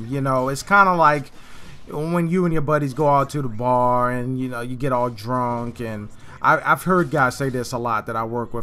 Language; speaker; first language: English; native; English